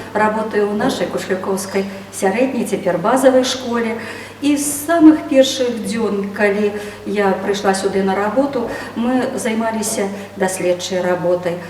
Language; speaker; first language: Belarusian; native; Belarusian